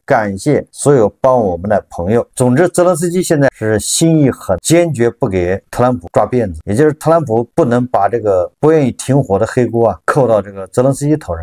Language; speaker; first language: Chinese; native; Chinese